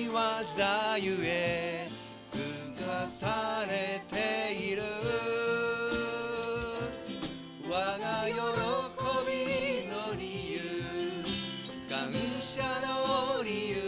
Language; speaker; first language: Japanese; native; Japanese